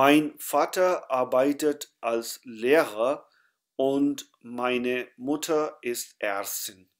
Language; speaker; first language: German; non-native, fluent; Urdu